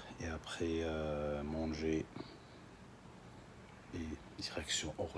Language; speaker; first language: French; non-native, local second language; Arabic